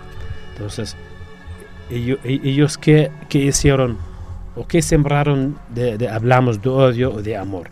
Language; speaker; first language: Spanish; non-native, fluent; Arabic